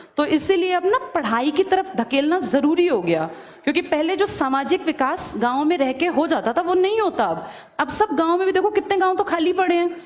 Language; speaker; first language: Hindi; native; Hindi